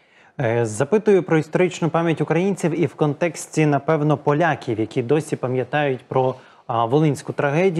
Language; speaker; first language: Ukrainian; native; Ukrainian